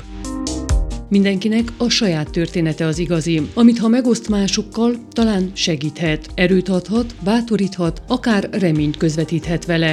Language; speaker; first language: Hungarian; native; Hungarian